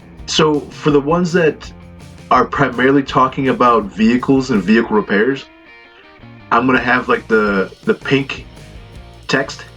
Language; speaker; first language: English; native; English